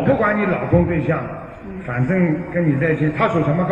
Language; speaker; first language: Chinese; native; Chinese